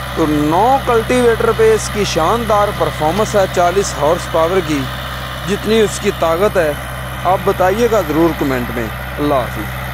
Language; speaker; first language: Urdu; non-native, local second language; Punjabi